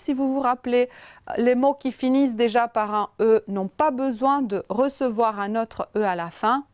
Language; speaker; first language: French; non-native, fluent; Romanian